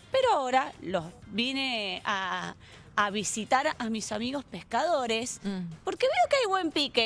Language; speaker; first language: Spanish; native; Spanish